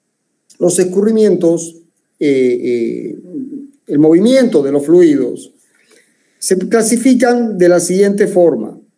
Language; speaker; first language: Spanish; native; Spanish